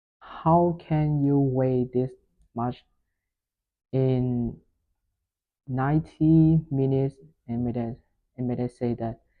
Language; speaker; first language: English; non-native, learner; Vietnamese